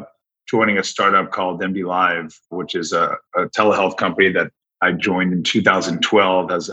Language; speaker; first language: English; native; English